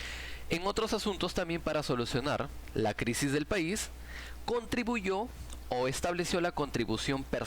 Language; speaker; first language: Spanish; native; Spanish